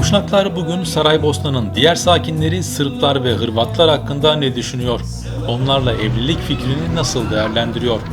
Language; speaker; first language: Turkish; native; Turkish